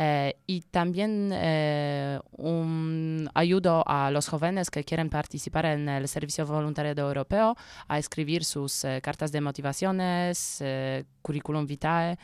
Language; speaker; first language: Spanish; non-native, learner; Polish